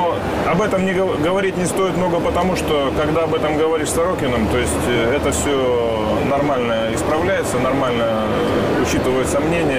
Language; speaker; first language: Russian; native; Russian